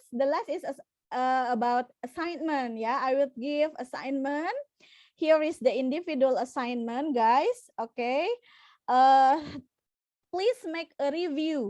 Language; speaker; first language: English; non-native, fluent; Indonesian